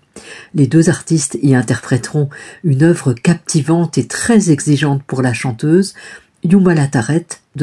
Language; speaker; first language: French; native; French